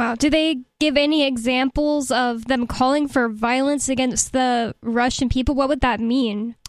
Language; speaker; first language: English; native; English